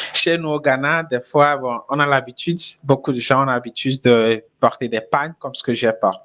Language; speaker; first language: French; non-native, fluent; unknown